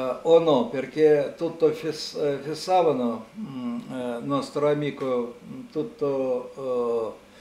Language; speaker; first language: Italian; non-native, learner; Russian